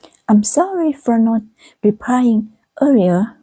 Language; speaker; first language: English; non-native, learner; Thai